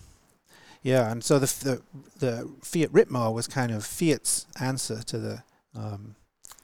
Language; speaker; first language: English; native; English